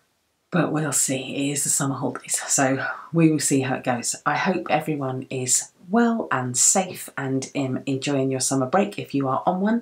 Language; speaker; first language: English; native; English